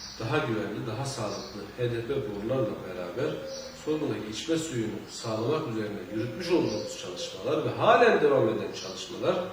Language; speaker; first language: Turkish; native; Turkish